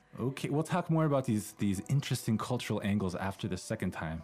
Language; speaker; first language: English; native; English